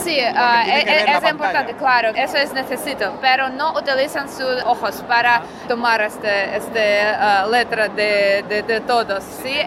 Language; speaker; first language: Spanish; non-native, learner; Russian